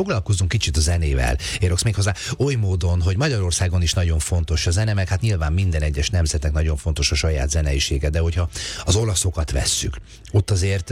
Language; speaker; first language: Hungarian; native; Hungarian